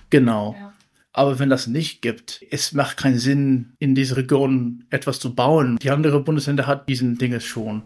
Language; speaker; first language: German; non-native, learner; English